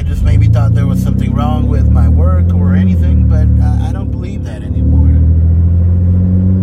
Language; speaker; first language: English; native; English